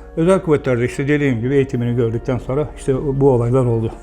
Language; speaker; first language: Turkish; native; Turkish